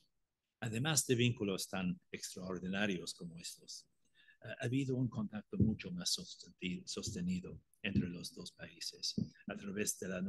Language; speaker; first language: Spanish; non-native, fluent; Irish